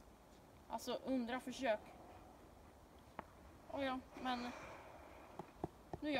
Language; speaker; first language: Swedish; native; Swedish